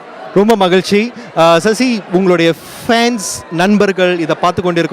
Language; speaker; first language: Tamil; native; Tamil